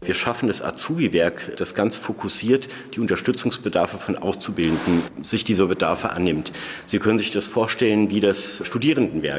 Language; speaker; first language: German; native; German